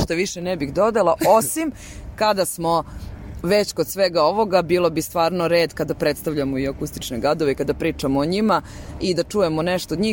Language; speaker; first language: Serbian; native; Serbian